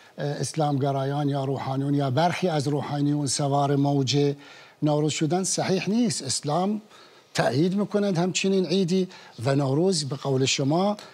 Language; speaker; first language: Persian; non-native, fluent; Arabic